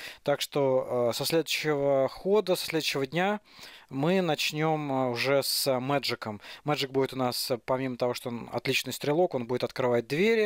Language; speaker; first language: Russian; native; Russian